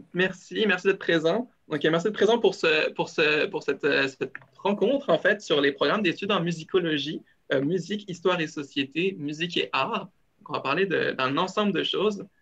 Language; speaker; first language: French; native; French